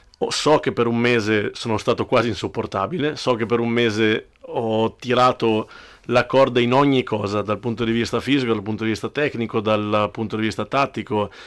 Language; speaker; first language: Italian; native; Italian